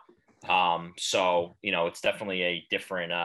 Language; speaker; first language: English; native; English